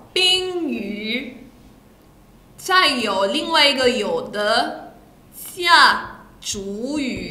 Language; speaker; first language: Chinese; non-native, fluent; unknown